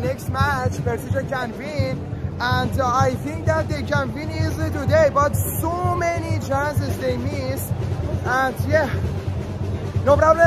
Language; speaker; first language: English; non-native, fluent; Persian